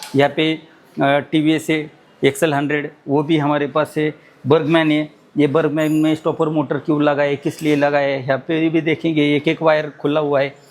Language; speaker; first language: Hindi; non-native, local second language; Marathi